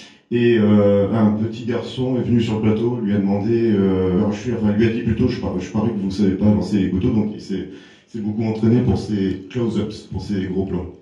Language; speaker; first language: French; native; French